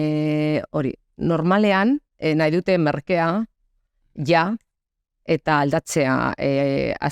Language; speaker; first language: Basque; non-native, local second language; Spanish